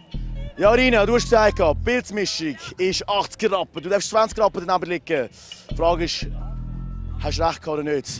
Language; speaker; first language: German; native; German